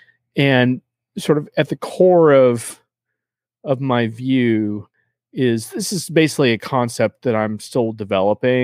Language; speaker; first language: English; native; English